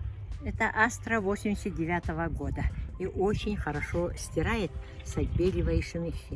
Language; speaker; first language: Russian; non-native, local second language; Yakut